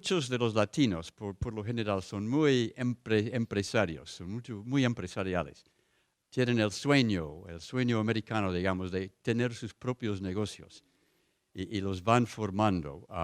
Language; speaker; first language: Spanish; non-native, fluent; English